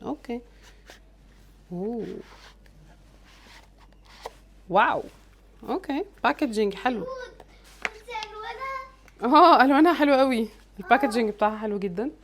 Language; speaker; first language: Arabic; native; Arabic